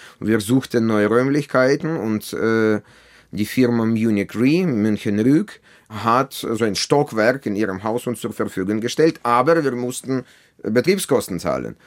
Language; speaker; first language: German; non-native, fluent; Ukrainian